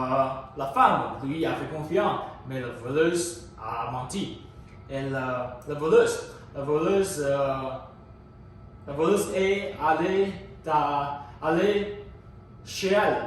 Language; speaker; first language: French; non-native, learner; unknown